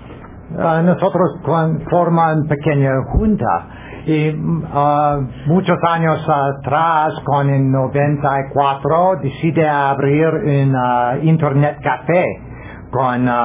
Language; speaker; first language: Spanish; non-native, learner; English